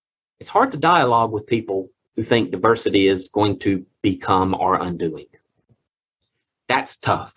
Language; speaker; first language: English; native; English